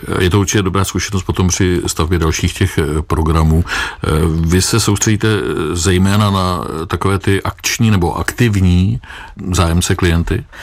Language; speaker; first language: Czech; native; Czech